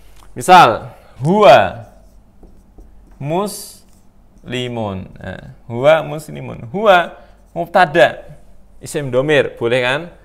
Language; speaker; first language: Arabic; non-native, fluent; Indonesian